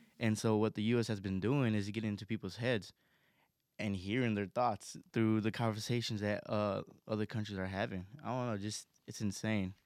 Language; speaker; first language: English; native; English